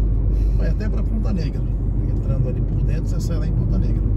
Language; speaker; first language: Portuguese; native; Portuguese